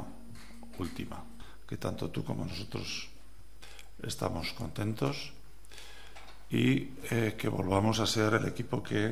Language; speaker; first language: Spanish; native; Spanish